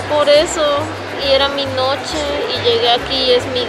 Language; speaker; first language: Spanish; native; Spanish